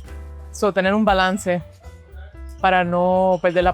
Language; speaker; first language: Spanish; early bilingual, heritage; Spanish